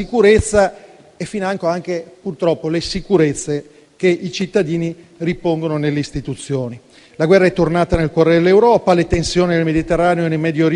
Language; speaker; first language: Italian; native; Italian